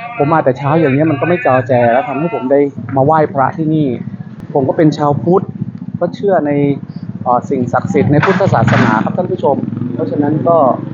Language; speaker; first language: Thai; native; Thai